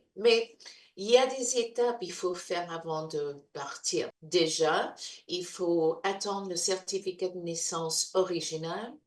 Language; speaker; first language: French; non-native, learner; English